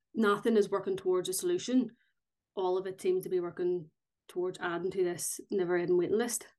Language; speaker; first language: English; native; English